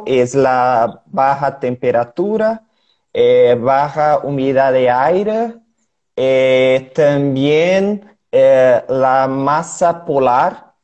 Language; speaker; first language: Spanish; non-native, learner; Portuguese